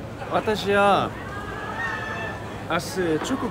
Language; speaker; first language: Japanese; non-native, learner; Korean